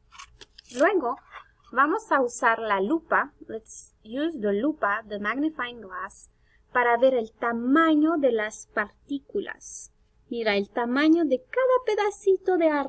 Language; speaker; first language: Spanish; non-native, fluent; English